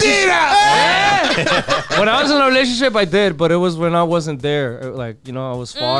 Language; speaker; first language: English; early bilingual, other home language; Spanish